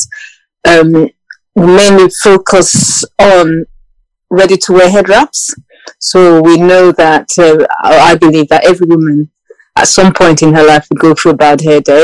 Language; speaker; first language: English; non-native, local second language; Yoruba